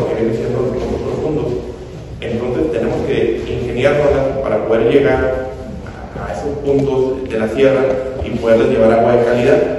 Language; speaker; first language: Spanish; native; Spanish